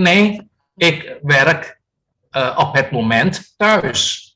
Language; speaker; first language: Dutch; non-native, fluent; Indonesian